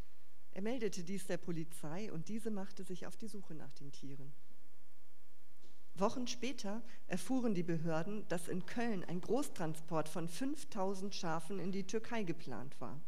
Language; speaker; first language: German; native; German